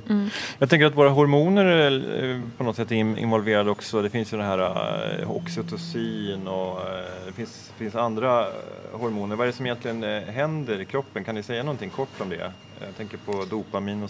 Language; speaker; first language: Swedish; native; Swedish